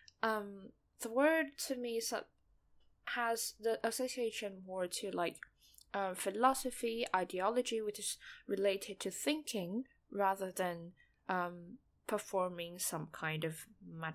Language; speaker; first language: English; non-native, fluent; Chinese